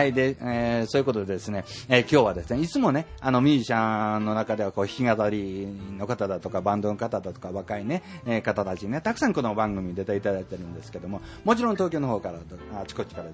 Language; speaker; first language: Japanese; native; Japanese